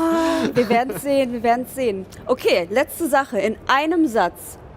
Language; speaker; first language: German; native; German